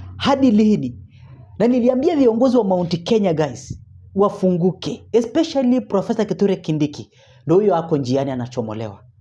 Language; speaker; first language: Swahili; non-native, local second language; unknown